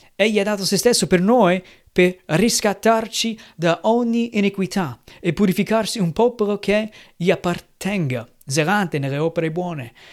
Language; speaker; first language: Italian; non-native, fluent; English